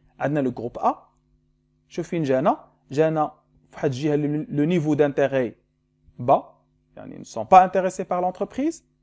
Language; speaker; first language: French; non-native, local second language; Arabic